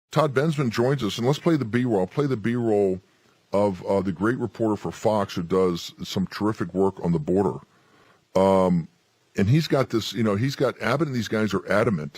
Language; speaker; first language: English; native; English